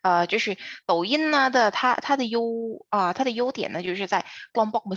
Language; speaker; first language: Chinese; non-native, fluent; Indonesian